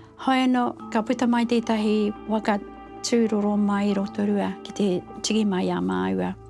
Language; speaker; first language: Māori; native; Māori